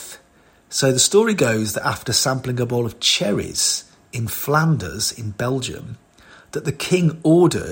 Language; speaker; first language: English; native; English